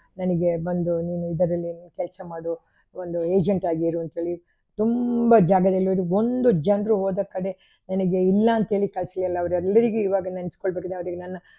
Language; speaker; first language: Kannada; non-native, local second language; Kodava